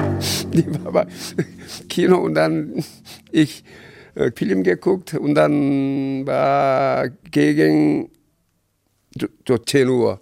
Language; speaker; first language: German; non-native, learner; Korean